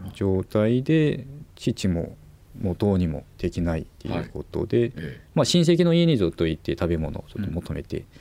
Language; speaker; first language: Japanese; non-native, fluent; Korean